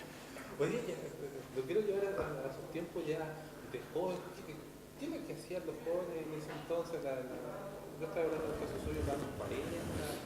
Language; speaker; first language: Spanish; native; Spanish